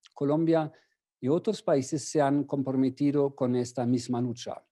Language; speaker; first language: Spanish; non-native, fluent; German